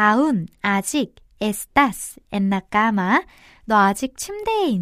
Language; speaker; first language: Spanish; non-native, fluent; Korean